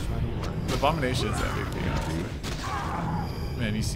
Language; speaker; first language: English; native; English